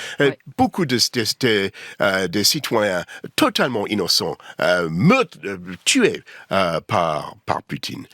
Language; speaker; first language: French; non-native, learner; English